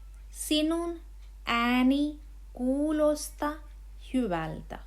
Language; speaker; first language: Finnish; non-native, learner; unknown